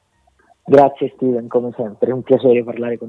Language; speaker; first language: Italian; native; Italian